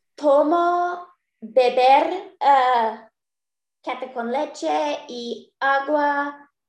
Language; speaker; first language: Spanish; non-native, learner; English